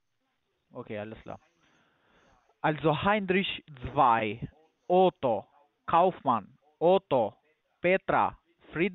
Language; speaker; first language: German; non-native, learner; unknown